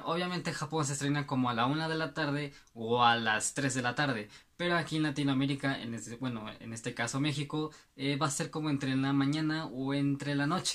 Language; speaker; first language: Spanish; native; Spanish